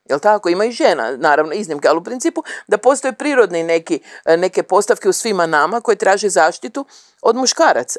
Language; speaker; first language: Croatian; native; Croatian